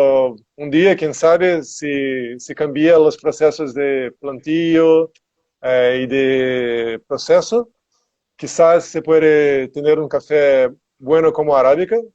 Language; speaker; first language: Spanish; non-native, learner; Portuguese